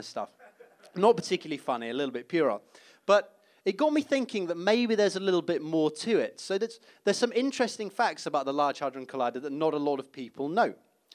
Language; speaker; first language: English; native; English